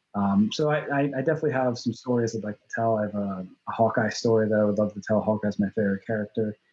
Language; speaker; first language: English; native; English